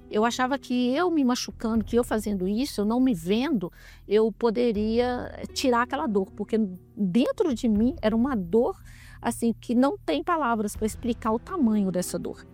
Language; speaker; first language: Portuguese; native; Portuguese